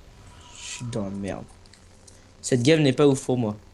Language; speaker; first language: French; native; French